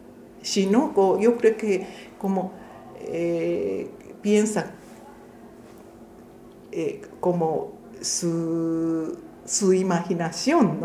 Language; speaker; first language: Spanish; non-native, fluent; Japanese